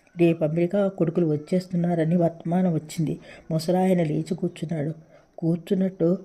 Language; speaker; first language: Telugu; native; Telugu